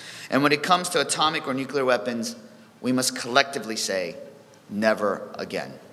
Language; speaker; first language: English; early bilingual, other home language; Korean